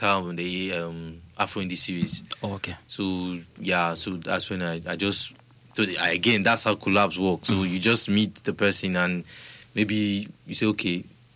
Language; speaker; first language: English; non-native, local second language; Igbo